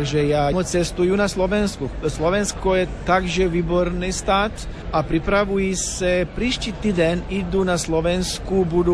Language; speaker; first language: Czech; non-native, learner; Croatian